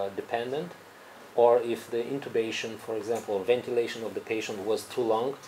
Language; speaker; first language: English; non-native, fluent; Romanian